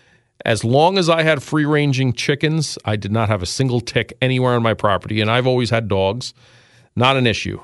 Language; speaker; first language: English; native; English